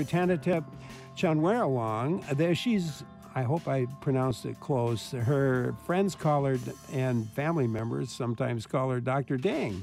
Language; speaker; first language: English; native; English